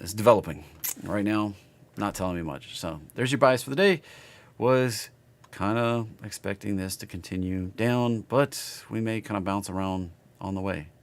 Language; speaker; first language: English; native; English